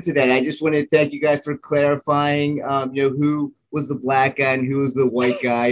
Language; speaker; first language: English; native; English